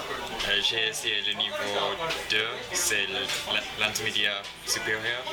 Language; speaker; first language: French; non-native, learner; English